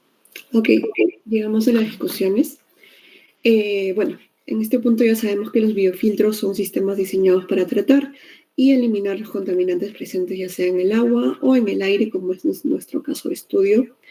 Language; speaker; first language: Spanish; native; Spanish